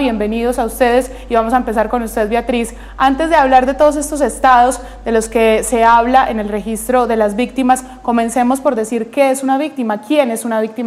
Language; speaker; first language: Spanish; native; Spanish